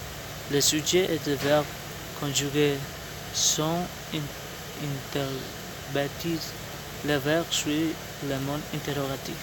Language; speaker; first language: French; non-native, learner; Spanish